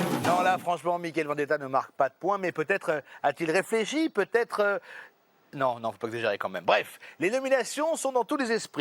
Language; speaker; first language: French; native; French